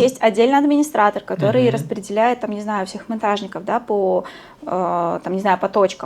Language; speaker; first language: Russian; native; Russian